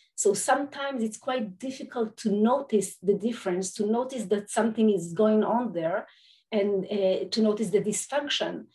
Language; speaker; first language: English; non-native, fluent; Hebrew